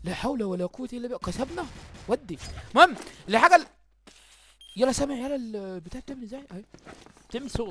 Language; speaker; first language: Arabic; native; Arabic